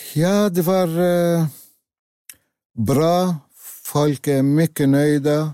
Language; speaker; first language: Swedish; non-native, learner; Arabic